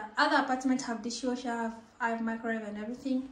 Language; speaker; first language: English; non-native, local second language; Swahili